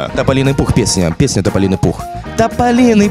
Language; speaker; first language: Russian; native; Russian